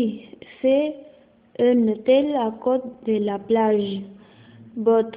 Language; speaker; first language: French; non-native, learner; Spanish